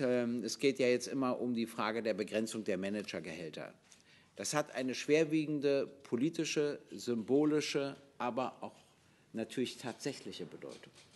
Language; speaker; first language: German; native; German